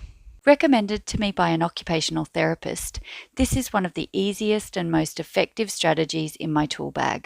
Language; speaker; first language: English; native; English